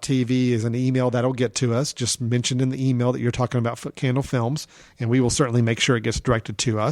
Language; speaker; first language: English; native; English